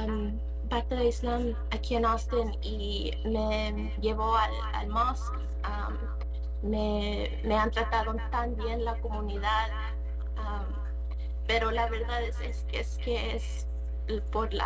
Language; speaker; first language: Spanish; early bilingual, heritage; Spanish